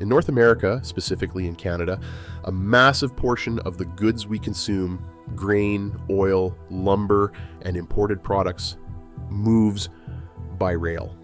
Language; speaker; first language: English; native; English